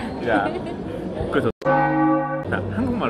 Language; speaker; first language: Korean; native; Korean